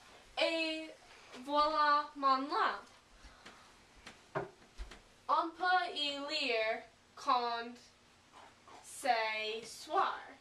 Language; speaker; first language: French; non-native, learner; English